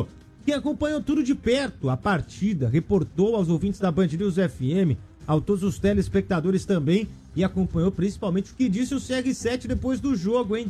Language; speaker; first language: Portuguese; native; Portuguese